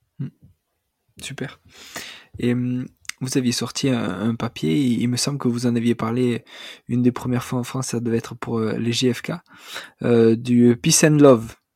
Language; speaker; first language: French; native; French